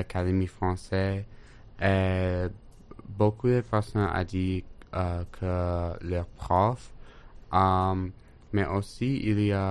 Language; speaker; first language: French; non-native, learner; English